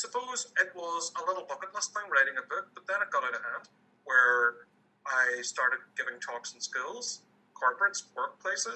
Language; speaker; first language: English; native; English